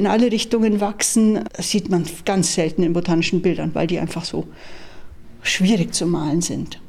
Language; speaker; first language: German; native; German